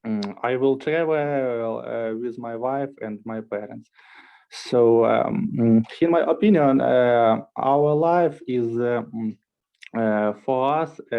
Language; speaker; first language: English; non-native, learner; Russian